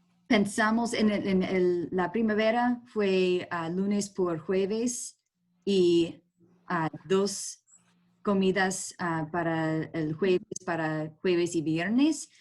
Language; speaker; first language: Spanish; non-native, learner; English